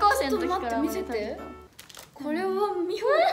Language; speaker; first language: Japanese; native; Japanese